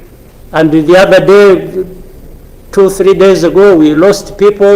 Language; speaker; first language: English; non-native, local second language; Kinyarwanda